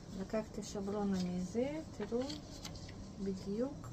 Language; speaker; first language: Hebrew; non-native, fluent; Russian